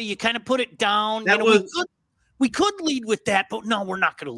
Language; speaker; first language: English; native; English